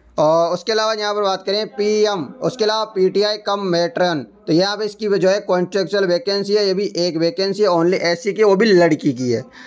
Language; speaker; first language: Hindi; native; Hindi